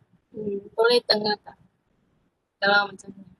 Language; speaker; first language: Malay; non-native, local second language; Chinese